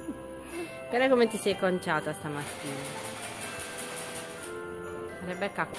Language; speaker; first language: Italian; native; Italian